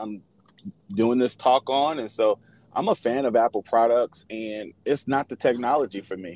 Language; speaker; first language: English; native; English